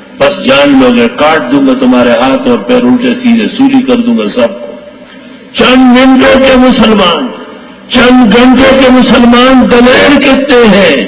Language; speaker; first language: Urdu; non-native, local second language; Pashto